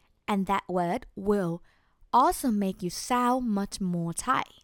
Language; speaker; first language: English; non-native, fluent; Thai